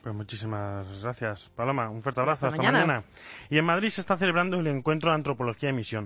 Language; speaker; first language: Spanish; native; Spanish